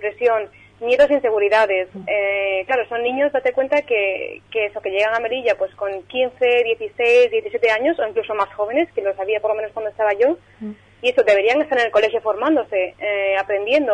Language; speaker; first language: Spanish; native; Spanish